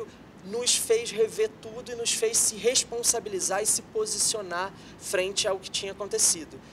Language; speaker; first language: Portuguese; native; Portuguese